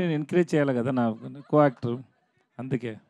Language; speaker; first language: Telugu; non-native, learner; Tamil